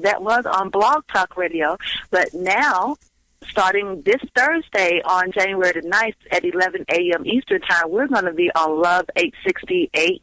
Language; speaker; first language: English; native; English